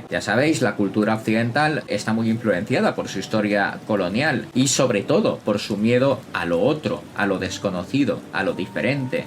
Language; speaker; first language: Spanish; native; Spanish